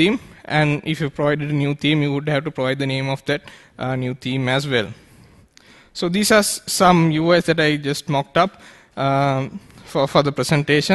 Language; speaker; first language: English; non-native, local second language; Sinhala